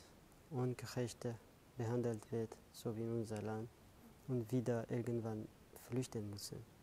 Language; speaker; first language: German; non-native, fluent; Kurdish